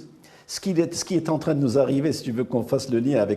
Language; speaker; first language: French; non-native, local second language; Arabic